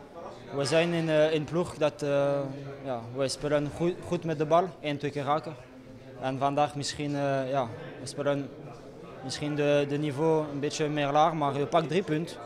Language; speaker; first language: Dutch; non-native, learner; Italian